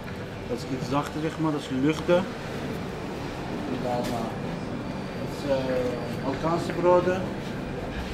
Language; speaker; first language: Dutch; non-native, learner; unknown